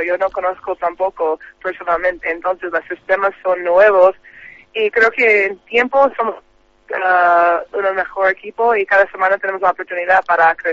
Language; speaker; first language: Spanish; non-native, learner; English